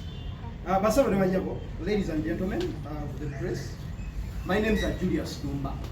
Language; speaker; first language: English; non-native, local second language; Ganda